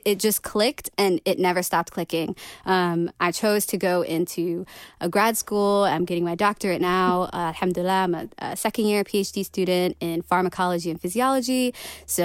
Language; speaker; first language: English; native; English